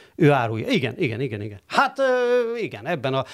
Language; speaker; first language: Hungarian; native; Hungarian